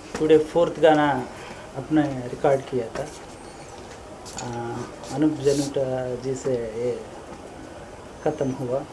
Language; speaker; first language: Hindi; non-native, local second language; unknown